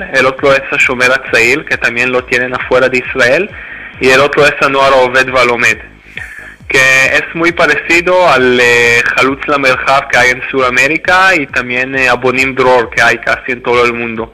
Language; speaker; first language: Spanish; non-native, fluent; Hebrew